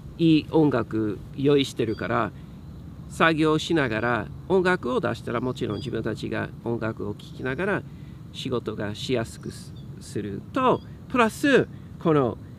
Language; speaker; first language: Japanese; native; Japanese